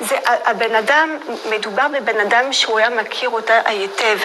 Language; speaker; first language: Hebrew; non-native, fluent; French